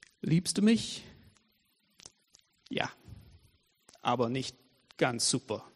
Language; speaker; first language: German; non-native, fluent; English